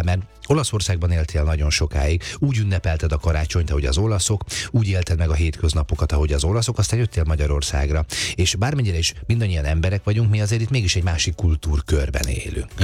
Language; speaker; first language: Hungarian; native; Hungarian